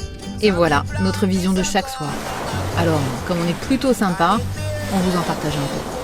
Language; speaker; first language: French; native; French